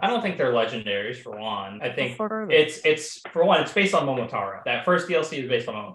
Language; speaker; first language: English; native; English